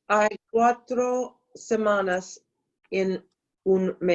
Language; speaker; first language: Spanish; non-native, learner; English